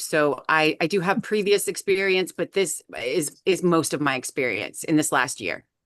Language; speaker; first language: English; native; English